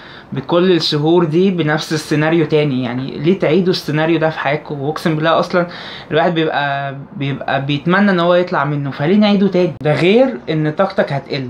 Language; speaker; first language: Arabic; native; Arabic